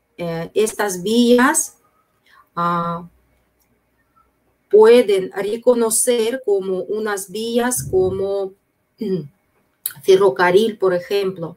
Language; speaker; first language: Spanish; non-native, fluent; Russian